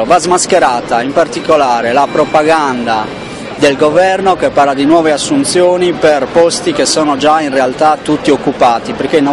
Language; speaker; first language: Italian; native; Italian